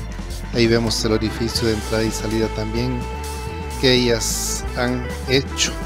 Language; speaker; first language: Spanish; native; Spanish